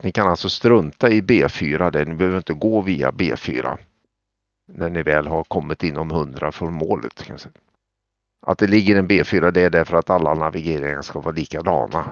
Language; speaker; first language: Swedish; native; Swedish